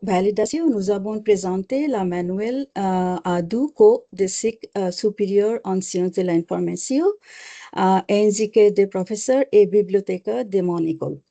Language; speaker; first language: French; non-native, learner; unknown